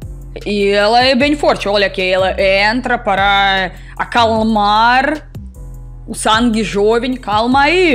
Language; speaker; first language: Portuguese; non-native, learner; Russian